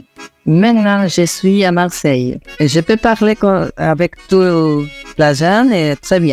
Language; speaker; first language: French; non-native, learner; Spanish